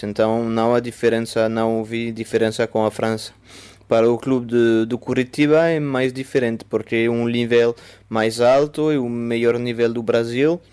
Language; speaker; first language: Portuguese; non-native, fluent; French